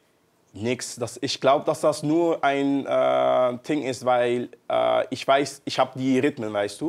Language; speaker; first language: German; non-native, learner; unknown